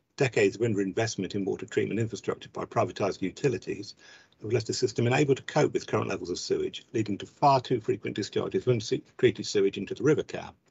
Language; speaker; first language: English; native; English